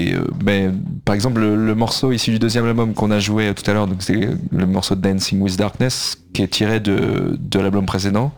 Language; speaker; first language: French; native; French